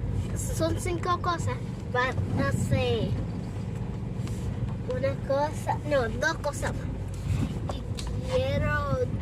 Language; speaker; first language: Spanish; early bilingual, other home language; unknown